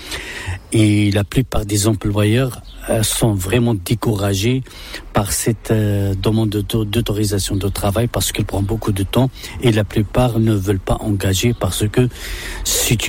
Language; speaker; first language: French; non-native, local second language; Arabic